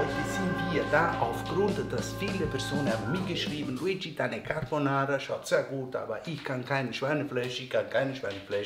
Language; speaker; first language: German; non-native, learner; Italian